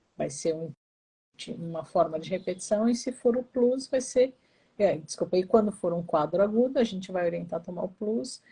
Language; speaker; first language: Portuguese; native; Portuguese